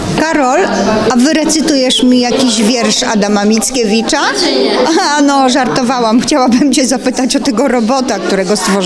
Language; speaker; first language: Polish; native; Polish